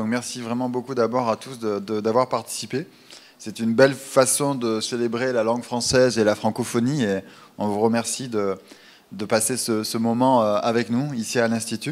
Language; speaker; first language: French; native; French